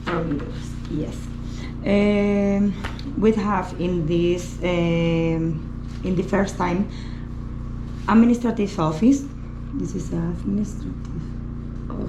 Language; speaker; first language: English; non-native, learner; Spanish